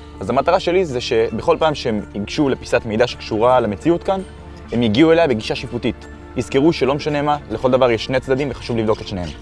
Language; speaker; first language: Hebrew; native; Hebrew